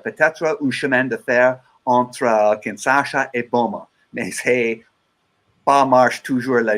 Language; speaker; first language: French; non-native, learner; English